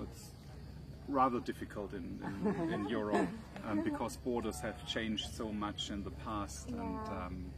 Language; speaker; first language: English; non-native, fluent; German